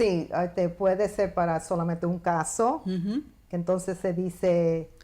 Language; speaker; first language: Spanish; early bilingual, heritage; Spanish